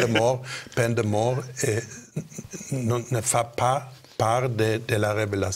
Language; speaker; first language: French; non-native, fluent; German